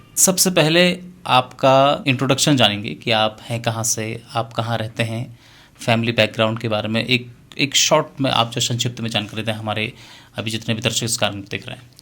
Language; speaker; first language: Hindi; native; Hindi